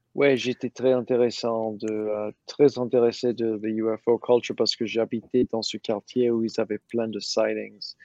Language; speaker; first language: French; non-native, learner; English